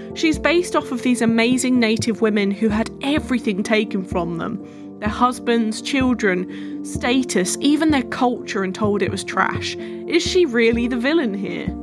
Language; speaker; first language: English; native; English